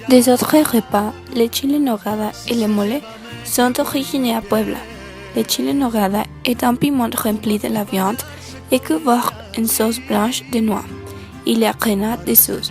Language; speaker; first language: French; non-native, learner; Spanish